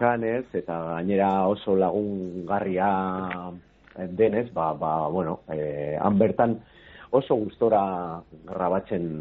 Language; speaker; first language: Basque; non-native, local second language; Spanish